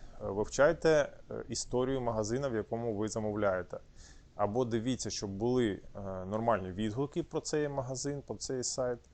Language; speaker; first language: Ukrainian; non-native, local second language; Russian